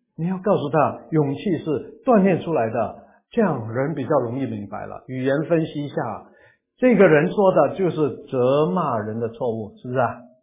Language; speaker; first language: Chinese; non-native, local second language; Cantonese